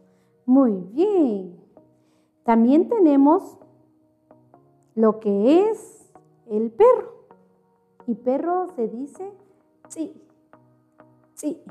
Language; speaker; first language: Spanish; non-native, local second language; Kʼicheʼ